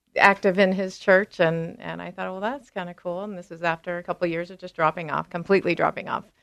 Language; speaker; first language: English; native; English